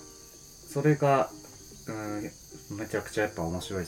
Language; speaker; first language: Japanese; native; Japanese